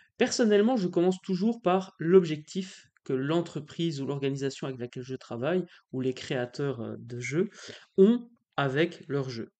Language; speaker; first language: French; native; French